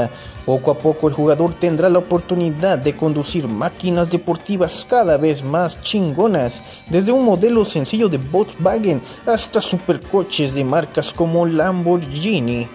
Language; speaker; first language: Spanish; native; Spanish